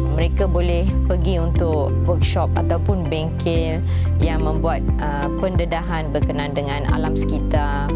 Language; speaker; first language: Malay; non-native, local second language; Tamil